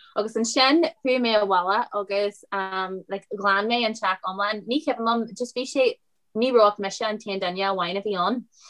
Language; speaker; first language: Irish; non-native, local second language; English